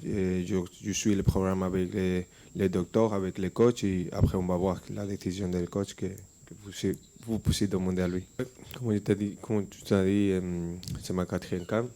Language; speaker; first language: French; non-native, fluent; Spanish